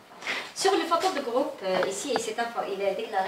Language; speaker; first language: French; non-native, learner; Chinese